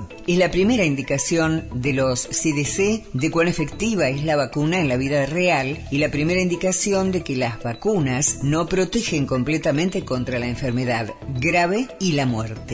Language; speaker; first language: Spanish; native; Spanish